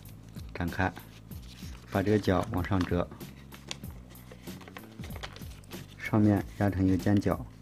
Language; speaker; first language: Chinese; native; Chinese